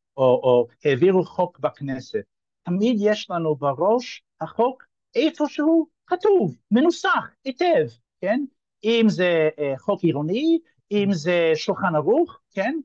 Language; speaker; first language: Hebrew; non-native, fluent; English